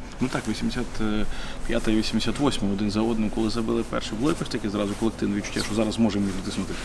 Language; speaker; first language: Ukrainian; native; Ukrainian